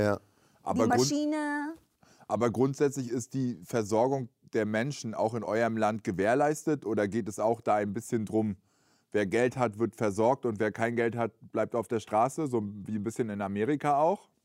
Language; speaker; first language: German; native; German